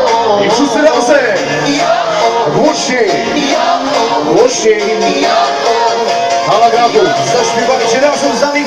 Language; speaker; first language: Polish; native; Polish